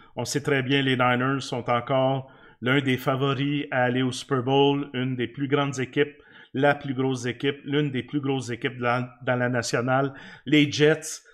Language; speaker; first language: French; native; French